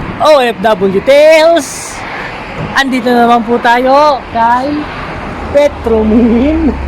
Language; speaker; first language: Filipino; non-native, local second language; Bikol